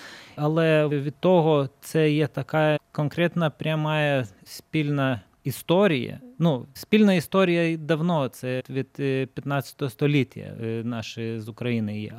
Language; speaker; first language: Ukrainian; non-native, learner; Lithuanian